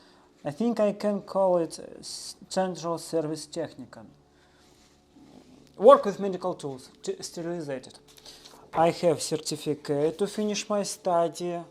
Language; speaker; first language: English; non-native, learner; Russian